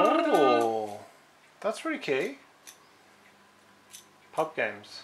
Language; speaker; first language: English; native; English